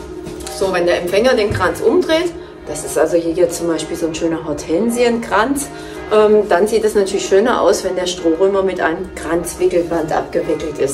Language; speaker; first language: German; native; German